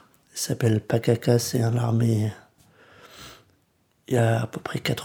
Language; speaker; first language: French; early bilingual, other home language; Kurdish